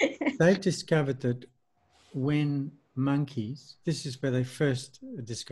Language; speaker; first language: English; native; English